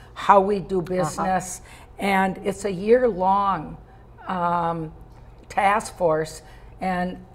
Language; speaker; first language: English; native; English